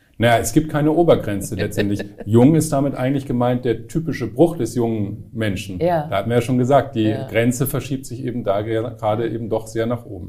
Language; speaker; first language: German; native; German